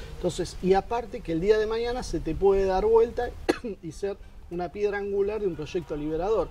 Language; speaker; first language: Spanish; native; Spanish